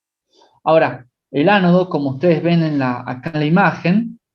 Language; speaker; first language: Spanish; native; Spanish